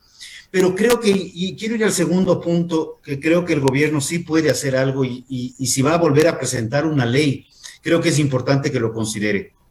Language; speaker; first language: Spanish; native; Spanish